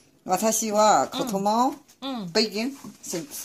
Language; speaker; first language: Japanese; non-native, learner; Chinese